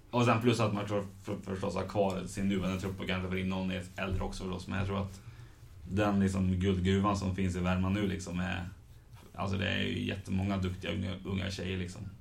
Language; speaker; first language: Swedish; native; Swedish